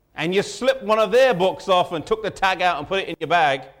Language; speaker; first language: English; native; English